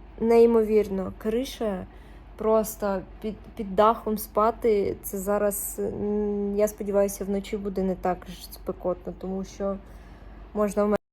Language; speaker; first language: Ukrainian; non-native, local second language; Russian